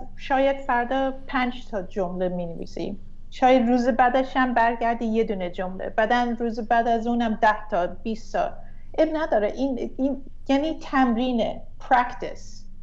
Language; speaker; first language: Persian; early bilingual, heritage; Persian